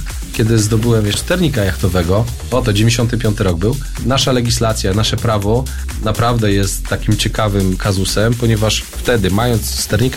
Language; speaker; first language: Polish; native; Polish